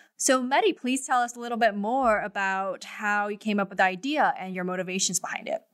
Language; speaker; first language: English; non-native, fluent; Chinese